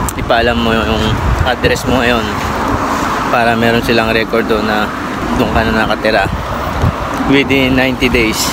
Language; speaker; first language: Filipino; native; Filipino